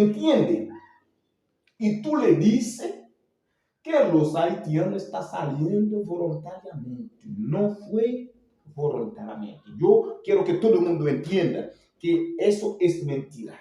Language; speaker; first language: Spanish; non-native, fluent; Haitian Creole